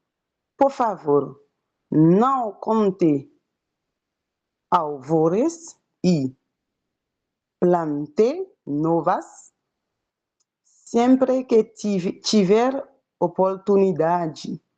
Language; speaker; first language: Portuguese; non-native, learner; Haitian Creole